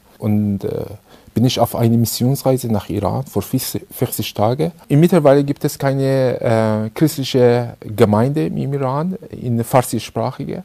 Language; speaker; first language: German; non-native, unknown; Persian